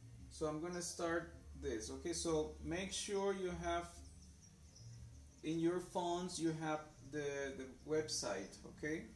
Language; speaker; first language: English; non-native, fluent; Spanish